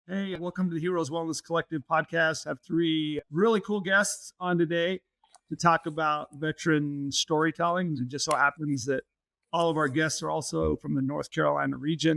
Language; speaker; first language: English; native; English